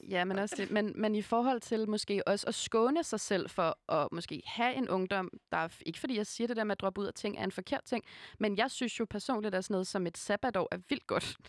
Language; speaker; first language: Danish; native; Danish